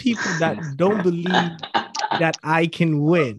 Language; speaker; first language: English; non-native, local second language; Akan